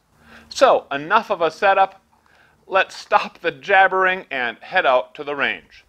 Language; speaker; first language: English; native; English